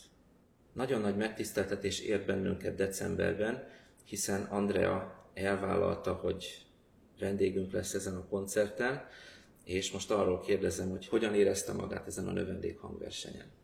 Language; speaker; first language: Hungarian; native; Hungarian